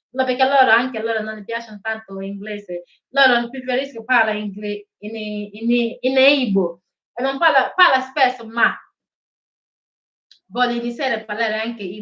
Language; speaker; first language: Italian; non-native, learner; Igbo